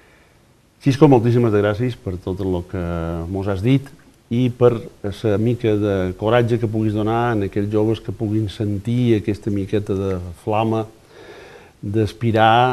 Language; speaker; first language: Catalan; native; Catalan